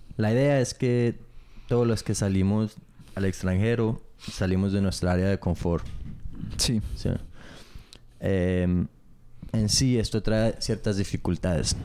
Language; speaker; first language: Spanish; early bilingual, heritage; Spanish